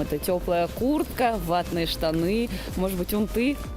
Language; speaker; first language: Russian; native; Russian